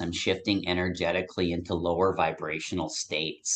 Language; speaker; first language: English; native; English